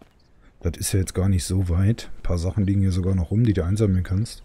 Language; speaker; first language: German; native; German